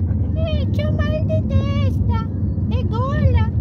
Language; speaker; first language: Italian; non-native, learner; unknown